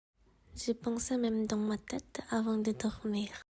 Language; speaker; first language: French; non-native, fluent; Korean